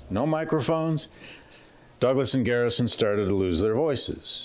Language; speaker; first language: English; native; English